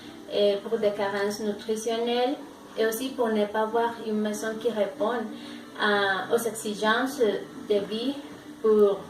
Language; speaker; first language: French; non-native, learner; Spanish